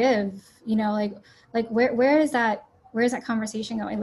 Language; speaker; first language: English; early bilingual, other home language; Cantonese